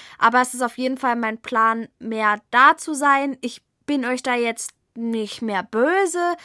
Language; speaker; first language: German; native; German